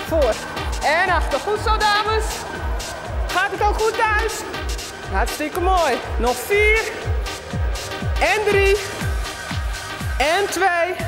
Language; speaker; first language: Dutch; native; Dutch